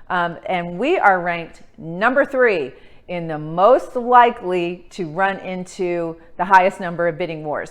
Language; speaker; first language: English; native; English